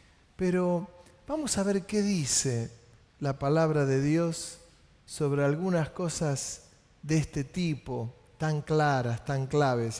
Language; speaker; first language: Spanish; native; Spanish